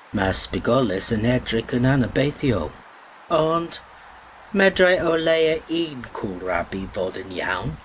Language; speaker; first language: Welsh; non-native, learner; English